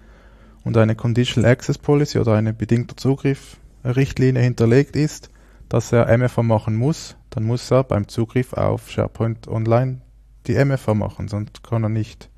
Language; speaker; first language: German; native; German